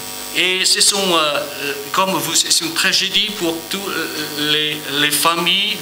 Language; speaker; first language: French; non-native, learner; Vietnamese